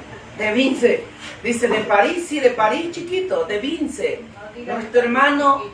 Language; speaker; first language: Spanish; native; Spanish